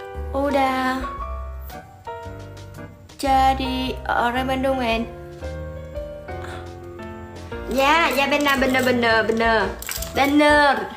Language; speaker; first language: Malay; non-native, learner; Vietnamese